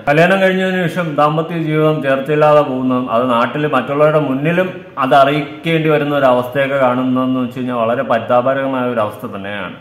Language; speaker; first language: Malayalam; native; Malayalam